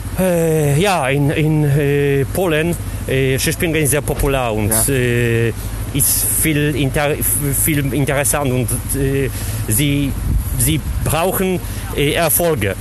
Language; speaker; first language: German; non-native, learner; Polish